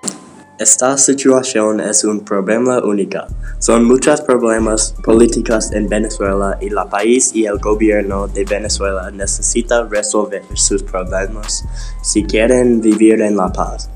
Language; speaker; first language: Spanish; non-native, learner; English